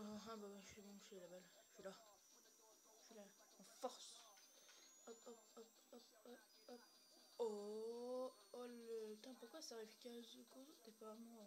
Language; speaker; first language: French; native; French